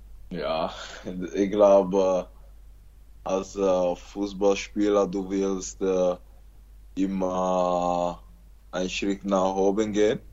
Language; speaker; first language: German; non-native, learner; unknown